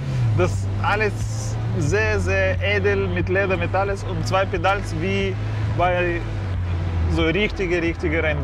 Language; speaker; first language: German; non-native, fluent; Russian